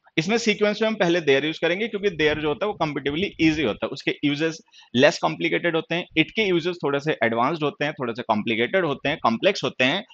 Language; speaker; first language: Hindi; native; Hindi